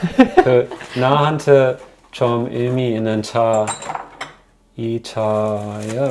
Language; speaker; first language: Korean; non-native, fluent; German